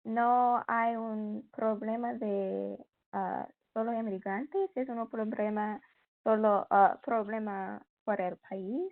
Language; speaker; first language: Spanish; non-native, learner; English